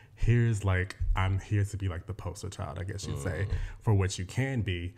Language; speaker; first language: English; native; English